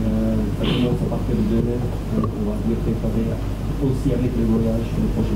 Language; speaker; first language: French; non-native, fluent; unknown